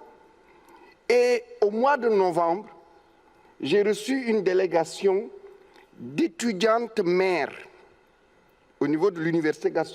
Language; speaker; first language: French; non-native, local second language; Wolof